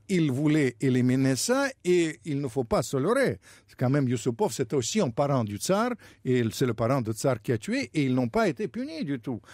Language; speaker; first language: French; non-native, fluent; Russian